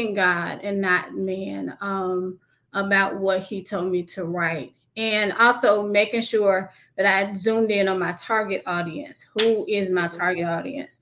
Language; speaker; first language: English; native; English